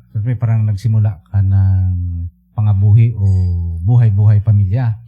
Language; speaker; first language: Filipino; non-native, local second language; Aklanon